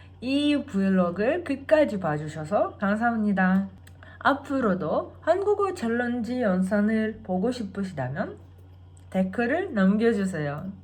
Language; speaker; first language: Korean; non-native, fluent; Russian